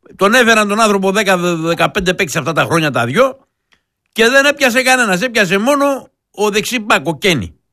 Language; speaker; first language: Greek; non-native, local second language; Turkish